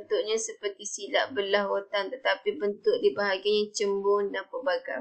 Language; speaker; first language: Malay; native; Malay